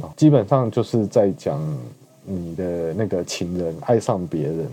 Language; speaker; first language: Chinese; native; Chinese